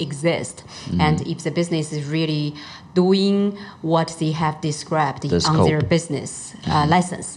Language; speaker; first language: English; non-native, fluent; Chinese